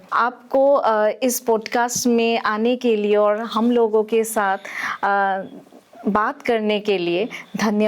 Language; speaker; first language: Hindi; native; Hindi